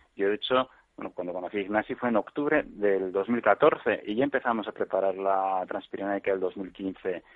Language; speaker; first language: Spanish; native; Spanish